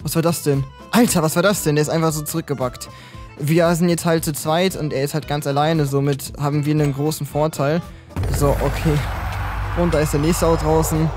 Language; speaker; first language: German; native; German